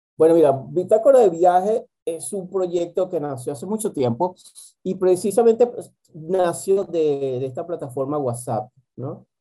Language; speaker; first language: Spanish; native; Spanish